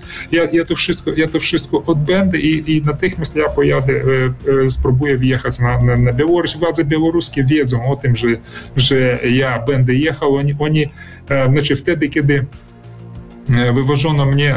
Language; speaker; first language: Polish; early bilingual, heritage; Polish